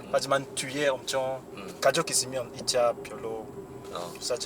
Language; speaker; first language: Korean; non-native, learner; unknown